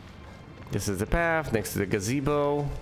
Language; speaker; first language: English; native; English